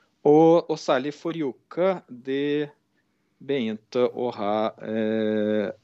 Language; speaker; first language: Norwegian; non-native, fluent; Portuguese